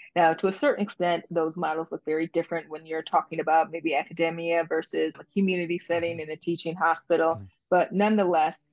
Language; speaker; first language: English; native; English